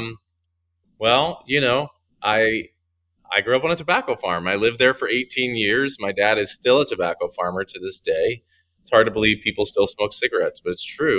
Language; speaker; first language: English; native; English